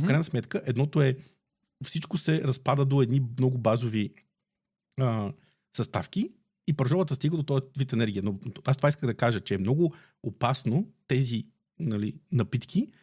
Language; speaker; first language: Bulgarian; native; Bulgarian